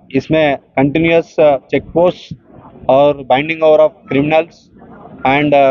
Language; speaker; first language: Hindi; non-native, local second language; Telugu